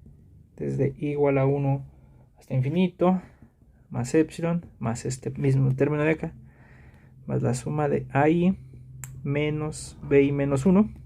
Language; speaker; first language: Spanish; native; Spanish